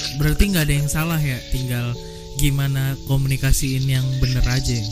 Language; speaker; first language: Indonesian; native; Indonesian